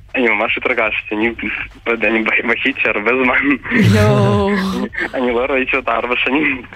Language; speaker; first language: Hebrew; non-native, fluent; Russian